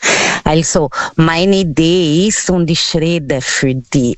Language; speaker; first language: German; non-native, learner; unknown